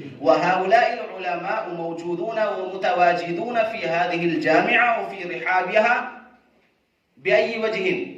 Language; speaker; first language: Arabic; non-native, fluent; Urdu